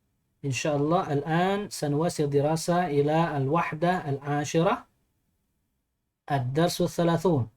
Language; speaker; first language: Arabic; non-native, fluent; Indonesian